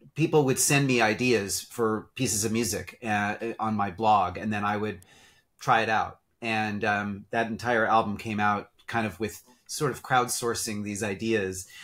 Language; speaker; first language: English; native; English